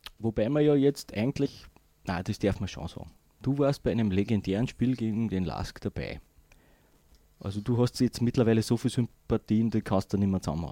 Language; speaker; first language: German; native; German